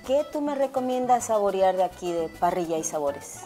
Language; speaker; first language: Spanish; native; Spanish